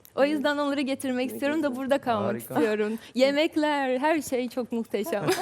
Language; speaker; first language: Turkish; non-native, fluent; Portuguese